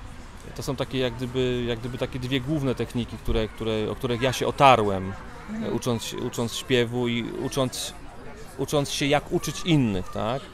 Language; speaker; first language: Polish; native; Polish